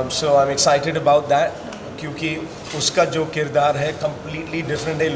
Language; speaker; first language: Hindi; non-native, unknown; English